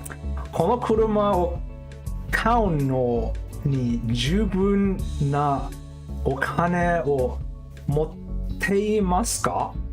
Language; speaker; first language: Japanese; non-native, learner; English